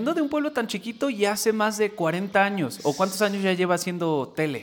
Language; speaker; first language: Spanish; early bilingual, heritage; Spanish